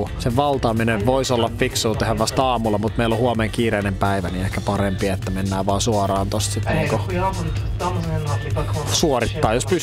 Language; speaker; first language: Finnish; native; Finnish